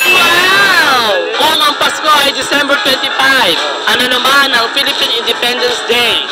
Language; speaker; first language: Filipino; native; Filipino